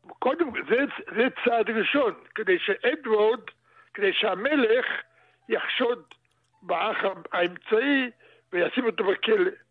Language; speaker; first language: Hebrew; early bilingual, other home language; Russian